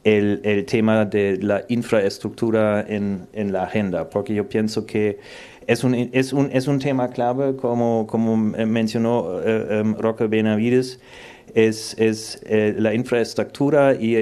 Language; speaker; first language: Spanish; non-native, fluent; German